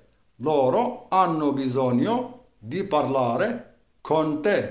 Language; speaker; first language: Italian; non-native, fluent; Arabic